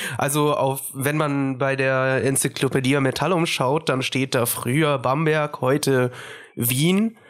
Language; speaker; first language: German; early bilingual, other home language; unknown